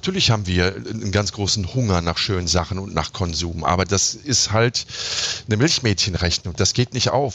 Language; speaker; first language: German; native; German